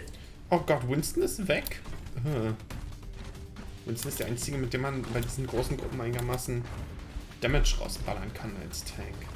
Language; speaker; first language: German; native; German